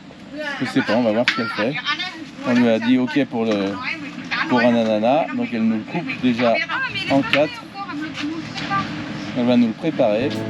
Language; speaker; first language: French; native; French